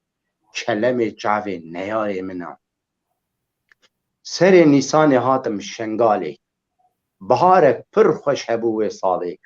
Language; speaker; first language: Kurdish; native; Kurdish